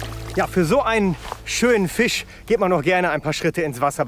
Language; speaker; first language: German; native; German